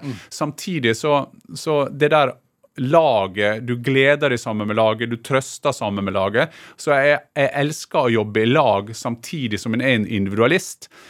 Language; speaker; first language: Norwegian; native; Norwegian